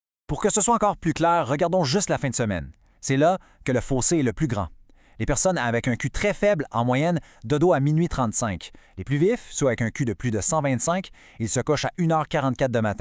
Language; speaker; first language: French; native; French